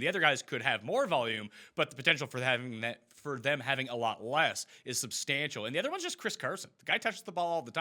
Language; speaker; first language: English; native; English